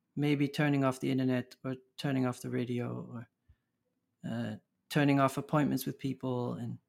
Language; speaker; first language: English; early bilingual, other home language; Dutch